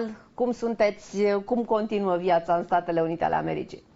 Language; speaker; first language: Romanian; native; Romanian